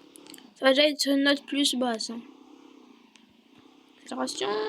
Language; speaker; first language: French; native; French